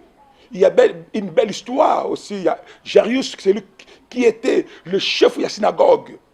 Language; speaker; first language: French; non-native, local second language; Lingala